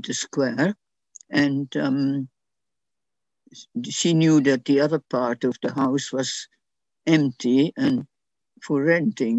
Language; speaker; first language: English; non-native, fluent; Dutch